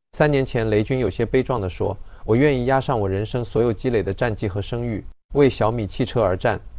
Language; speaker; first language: Chinese; native; Chinese